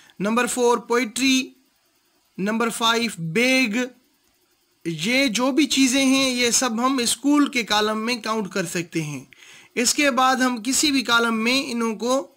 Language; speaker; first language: Urdu; non-native, local second language; Sindhi